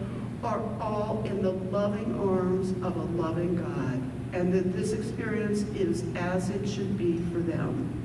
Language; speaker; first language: English; native; English